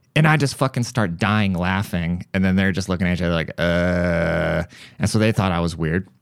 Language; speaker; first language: English; early bilingual, other home language; German